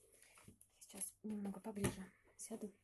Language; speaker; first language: Russian; native; Russian